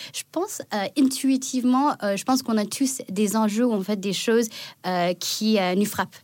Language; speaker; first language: French; non-native, fluent; Chinese